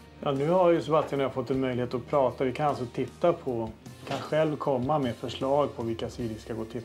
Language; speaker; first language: Swedish; native; Swedish